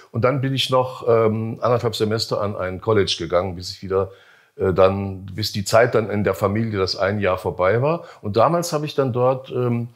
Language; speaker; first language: German; native; German